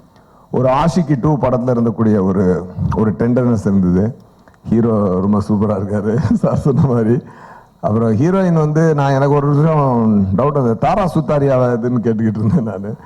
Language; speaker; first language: Tamil; native; Tamil